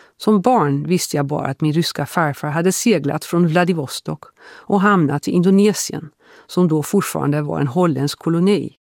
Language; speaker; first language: Swedish; early bilingual, heritage; Swedish